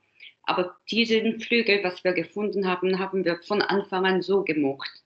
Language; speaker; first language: German; non-native, fluent; Korean